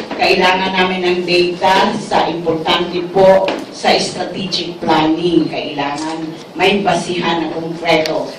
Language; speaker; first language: Filipino; non-native, local second language; Waray